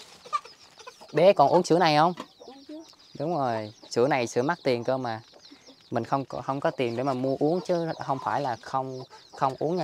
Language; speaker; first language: Vietnamese; native; Vietnamese